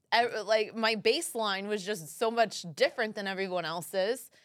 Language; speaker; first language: English; early bilingual, other home language; Italian